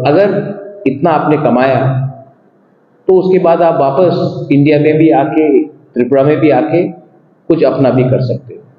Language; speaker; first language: Hindi; non-native, local second language; Kok Borok